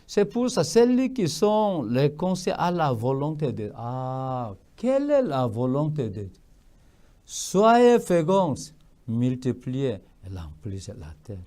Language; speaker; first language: French; non-native, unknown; Korean